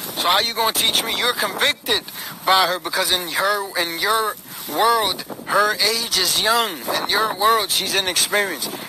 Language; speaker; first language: English; early bilingual, other home language; Spanish